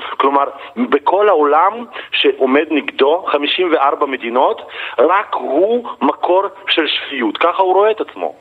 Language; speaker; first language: Hebrew; non-native, fluent; Russian